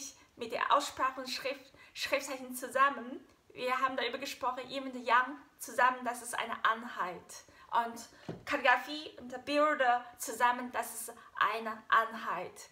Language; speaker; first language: German; non-native, fluent; Chinese